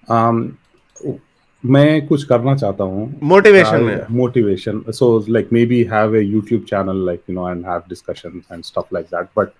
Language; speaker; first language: Hindi; non-native, local second language; Telugu